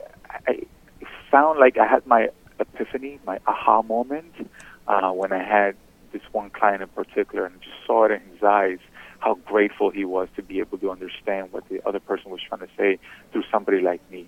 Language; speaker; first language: English; early bilingual, other home language; Spanish